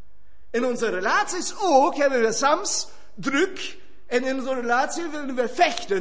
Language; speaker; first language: Dutch; non-native, fluent; German